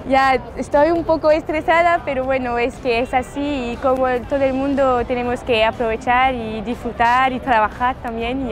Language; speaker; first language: Spanish; early bilingual, heritage; French